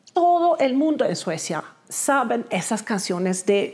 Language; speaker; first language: Spanish; non-native, fluent; Swedish